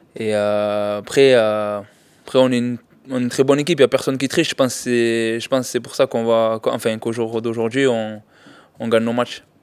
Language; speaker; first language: French; native; French